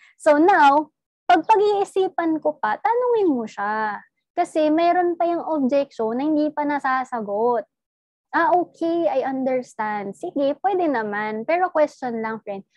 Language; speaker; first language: Filipino; non-native, local second language; Cebuano